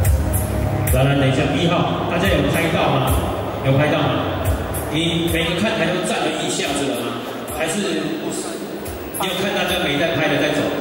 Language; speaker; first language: Chinese; native; Chinese